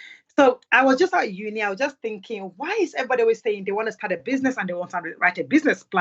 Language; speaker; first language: English; non-native, local second language; Yoruba